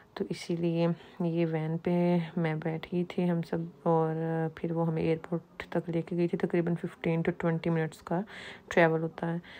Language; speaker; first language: Urdu; non-native, local second language; Punjabi